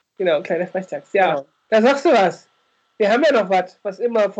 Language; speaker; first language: German; native; German